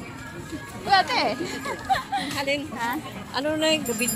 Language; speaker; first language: Filipino; non-native, local second language; Aklanon